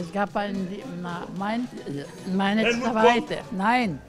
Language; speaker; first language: German; non-native, learner; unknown